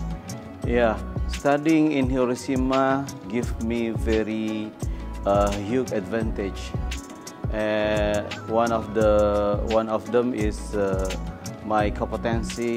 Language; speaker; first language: English; non-native, learner; Indonesian